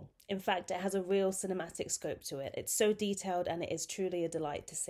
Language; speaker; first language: English; native; English